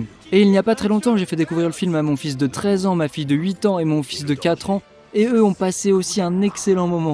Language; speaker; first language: French; native; French